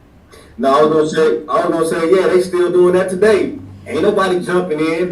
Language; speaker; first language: English; native; English